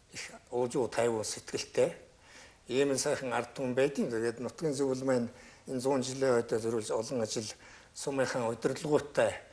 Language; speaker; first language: Mongolian; native; Mongolian